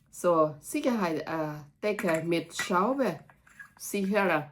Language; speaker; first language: German; non-native, learner; Thai